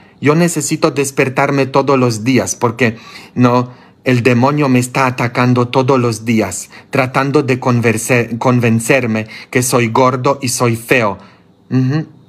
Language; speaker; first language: Spanish; non-native, fluent; Polish